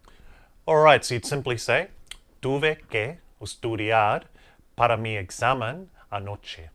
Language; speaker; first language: Spanish; non-native, fluent; English